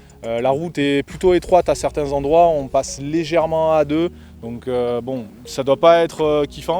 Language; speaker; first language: French; native; French